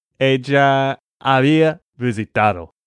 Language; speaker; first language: Spanish; non-native, fluent; English